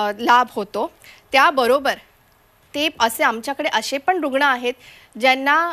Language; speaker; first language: Marathi; non-native, local second language; Konkani